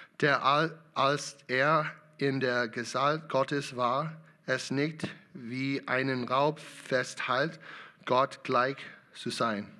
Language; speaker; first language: German; non-native, learner; English